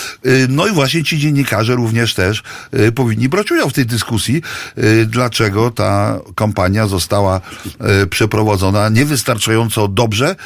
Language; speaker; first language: Polish; native; Polish